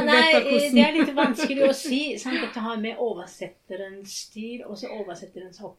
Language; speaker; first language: Norwegian; non-native, fluent; Japanese